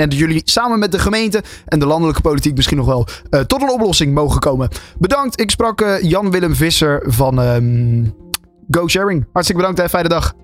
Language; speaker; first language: Dutch; native; Dutch